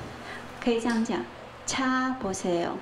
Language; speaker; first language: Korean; non-native, fluent; Chinese